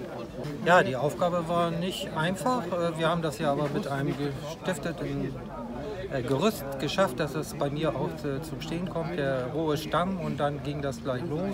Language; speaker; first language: German; native; German